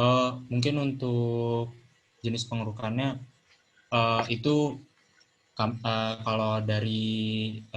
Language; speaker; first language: Indonesian; native; Indonesian